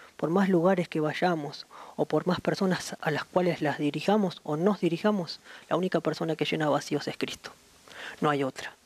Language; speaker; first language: Spanish; native; Spanish